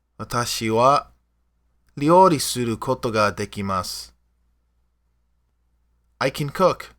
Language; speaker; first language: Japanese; non-native, learner; English